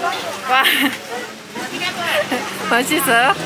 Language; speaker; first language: Korean; non-native, learner; Thai